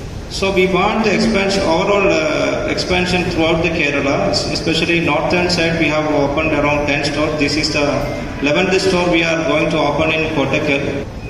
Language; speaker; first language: English; non-native, local second language; Malayalam